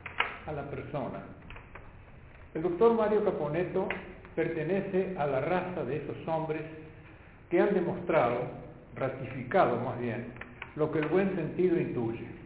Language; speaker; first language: Spanish; native; Spanish